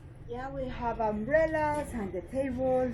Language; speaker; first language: English; non-native, learner; Spanish